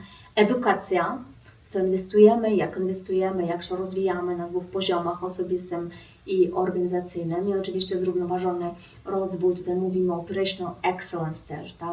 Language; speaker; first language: Polish; non-native, fluent; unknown